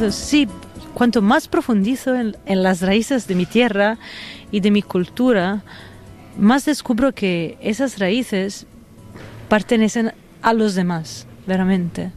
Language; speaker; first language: Spanish; non-native, fluent; Italian